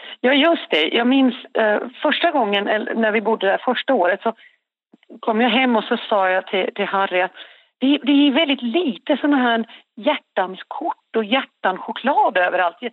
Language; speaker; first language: Swedish; native; Swedish